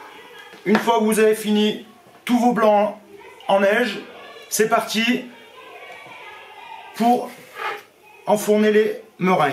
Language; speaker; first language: French; native; French